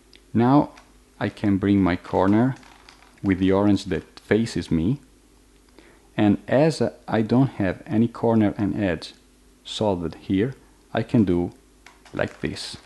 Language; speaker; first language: English; non-native, fluent; Italian